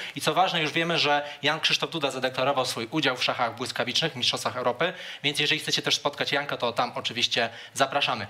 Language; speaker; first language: Polish; native; Polish